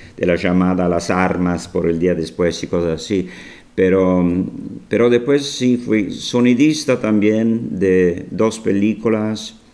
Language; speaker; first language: Spanish; non-native, fluent; Italian